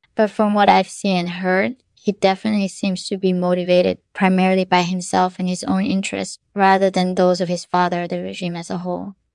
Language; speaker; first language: English; non-native, fluent; Korean